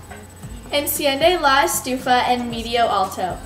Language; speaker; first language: Spanish; non-native, learner; English